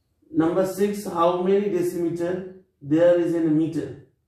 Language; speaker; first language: English; non-native, local second language; Bangla